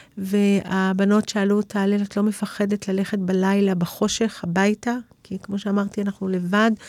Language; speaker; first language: Hebrew; early bilingual, other home language; English